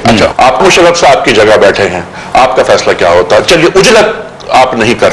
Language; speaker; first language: Urdu; native; Urdu